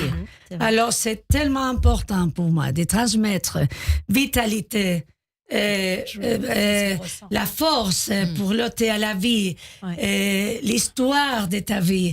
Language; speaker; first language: French; non-native, learner; Spanish